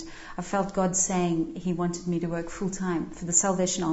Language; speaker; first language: English; native; English